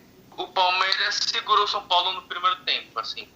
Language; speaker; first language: Portuguese; native; Portuguese